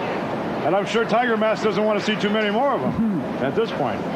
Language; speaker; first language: English; native; English